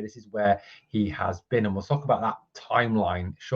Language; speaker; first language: English; native; English